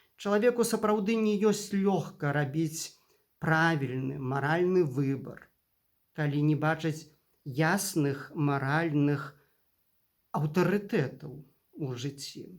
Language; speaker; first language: Belarusian; native; Belarusian